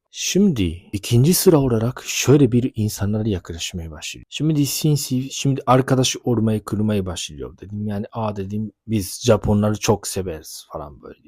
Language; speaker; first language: Turkish; non-native, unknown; Japanese